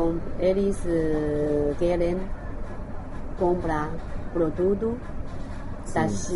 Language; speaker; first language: Portuguese; non-native, learner; Chinese